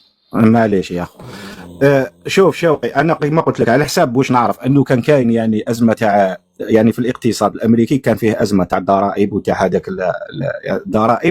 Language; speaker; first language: Arabic; native; Arabic